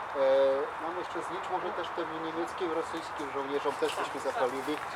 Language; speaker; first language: Polish; native; Polish